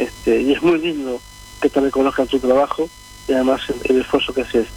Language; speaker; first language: Spanish; native; Spanish